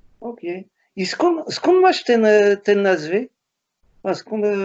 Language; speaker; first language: Polish; non-native, learner; French